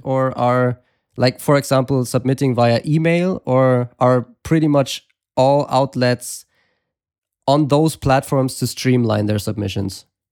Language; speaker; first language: English; non-native, fluent; German